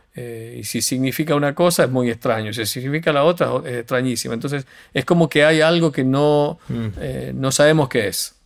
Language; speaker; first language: Spanish; native; Spanish